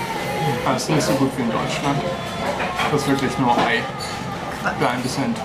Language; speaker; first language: German; native; German